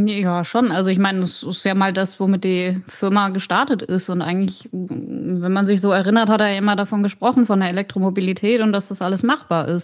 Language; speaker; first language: German; native; German